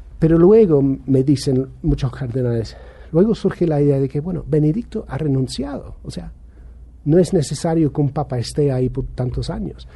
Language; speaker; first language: Spanish; non-native, fluent; English